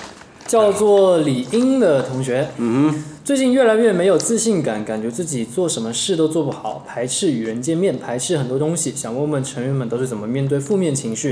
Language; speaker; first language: Chinese; native; Chinese